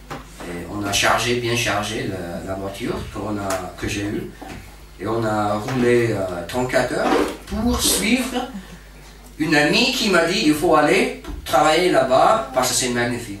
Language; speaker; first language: French; non-native, fluent; English